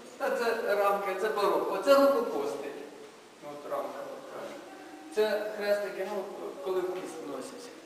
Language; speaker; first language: Ukrainian; native; Ukrainian